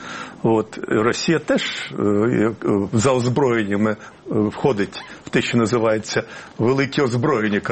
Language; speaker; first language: Ukrainian; native; Ukrainian